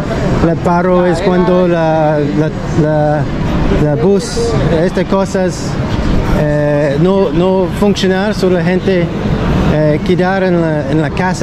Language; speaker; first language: Spanish; non-native, learner; English